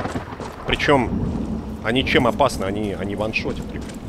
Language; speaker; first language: Russian; native; Russian